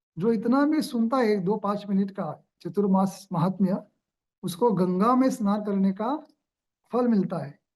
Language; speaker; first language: Hindi; non-native, local second language; Marathi